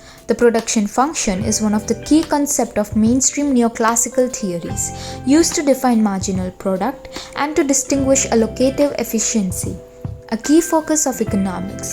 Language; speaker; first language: English; non-native, local second language; Gujarati